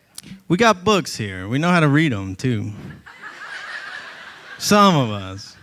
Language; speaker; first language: English; native; English